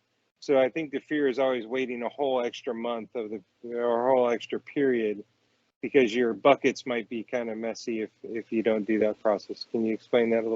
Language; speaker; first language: English; native; English